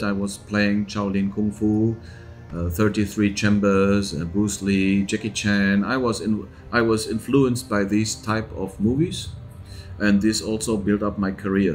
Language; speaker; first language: English; non-native, fluent; German